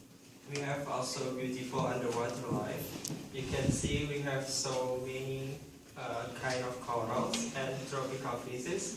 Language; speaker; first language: English; non-native, learner; Indonesian